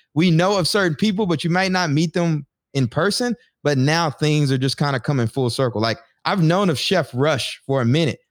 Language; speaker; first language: English; native; English